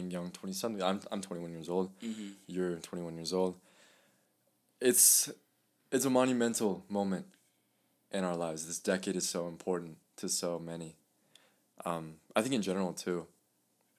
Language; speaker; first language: English; early bilingual, other home language; Spanish